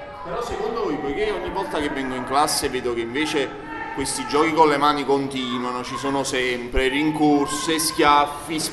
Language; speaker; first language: Italian; native; Italian